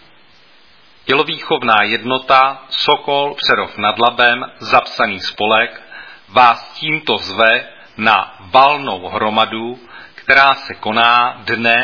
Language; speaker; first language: Czech; native; Czech